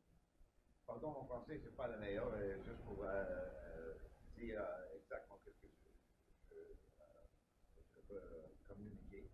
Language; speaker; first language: French; non-native, local second language; English